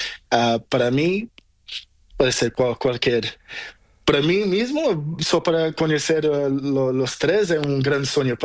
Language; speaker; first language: Spanish; non-native, learner; Portuguese